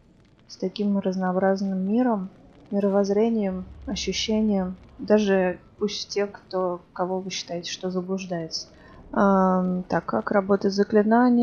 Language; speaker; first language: Russian; native; Russian